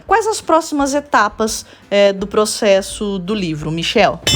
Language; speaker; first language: Portuguese; native; Portuguese